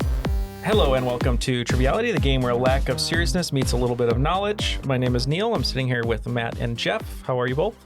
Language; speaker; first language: English; native; English